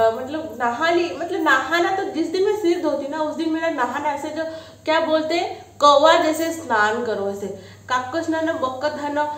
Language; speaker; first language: Hindi; non-native, local second language; Odia